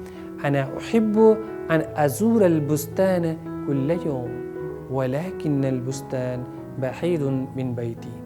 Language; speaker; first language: Arabic; non-native, fluent; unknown